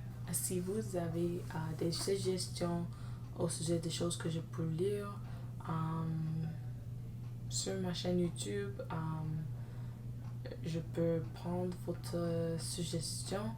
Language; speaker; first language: French; non-native, learner; English